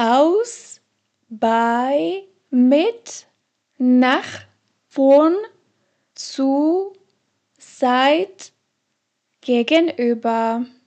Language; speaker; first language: German; non-native, fluent; Slovak